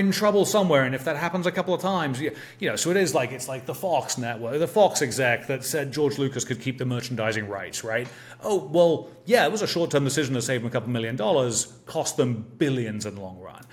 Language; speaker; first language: English; native; English